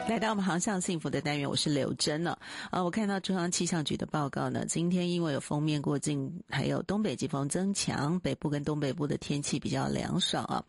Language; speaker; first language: Chinese; native; Chinese